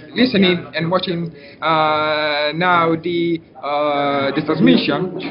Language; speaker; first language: English; non-native, learner; Italian